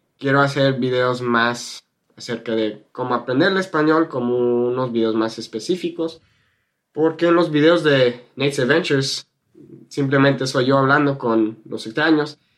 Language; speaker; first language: Spanish; non-native, fluent; English